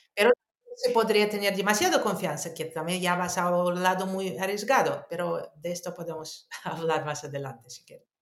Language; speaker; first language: Spanish; non-native, fluent; Russian